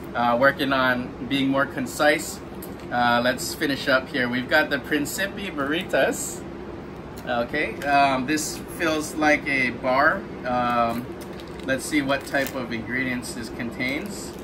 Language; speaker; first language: English; native; English